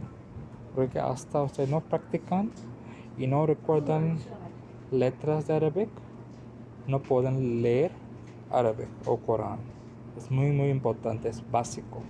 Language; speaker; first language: Spanish; non-native, learner; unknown